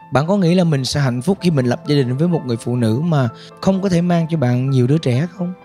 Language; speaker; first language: Vietnamese; native; Vietnamese